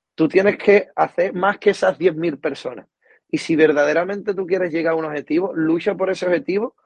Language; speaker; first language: Spanish; native; Spanish